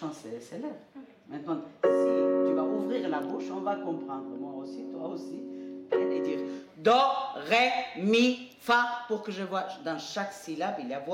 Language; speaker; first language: French; non-native, fluent; Armenian